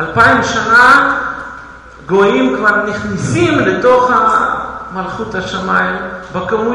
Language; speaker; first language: Hebrew; non-native, fluent; Russian